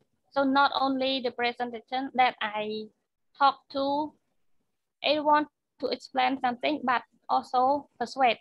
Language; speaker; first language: English; non-native, learner; Khmer